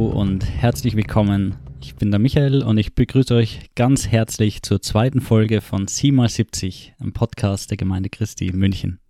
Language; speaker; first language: German; native; German